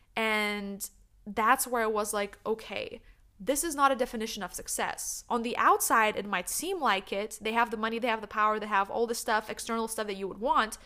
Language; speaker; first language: English; non-native, fluent; Lithuanian